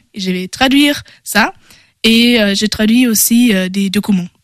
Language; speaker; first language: French; non-native, learner; German